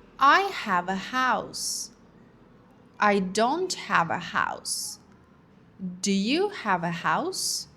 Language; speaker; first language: English; non-native, fluent; Ukrainian